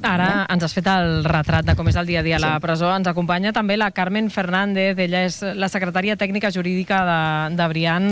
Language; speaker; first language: Catalan; native; Catalan